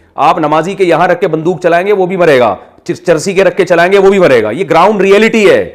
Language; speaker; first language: Urdu; native; Urdu